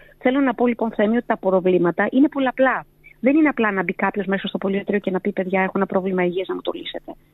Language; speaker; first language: Greek; early bilingual, heritage; Greek